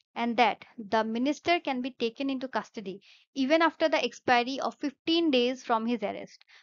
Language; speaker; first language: English; non-native, local second language; Assamese